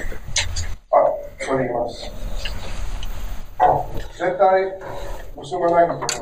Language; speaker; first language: Japanese; non-native, learner; English